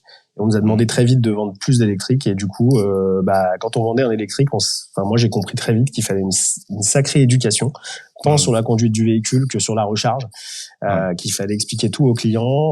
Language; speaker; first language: French; native; French